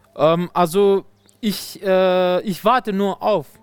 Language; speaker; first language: German; non-native, fluent; Persian